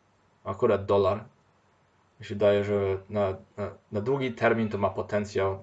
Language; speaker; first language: Polish; early bilingual, heritage; Polish